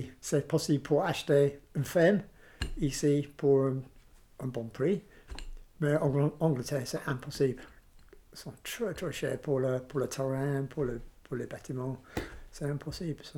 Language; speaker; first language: French; non-native, learner; English